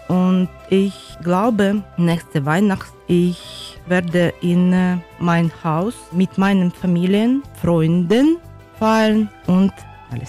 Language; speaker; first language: German; non-native, learner; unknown